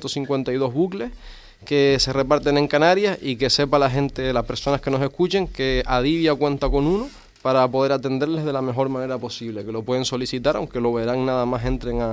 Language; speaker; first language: Spanish; native; Spanish